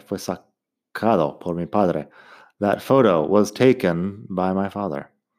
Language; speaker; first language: English; native; English